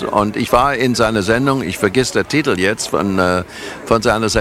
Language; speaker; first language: German; non-native, fluent; English